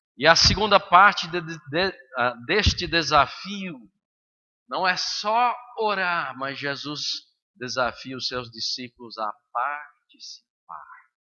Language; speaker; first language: Portuguese; early bilingual, other home language; English